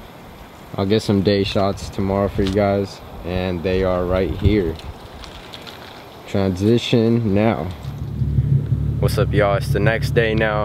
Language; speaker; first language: English; native; English